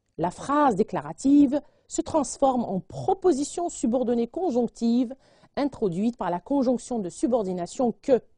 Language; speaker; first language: French; non-native, local second language; Arabic